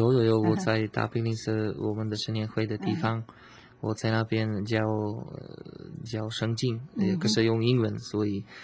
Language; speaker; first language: Chinese; non-native, learner; Slovak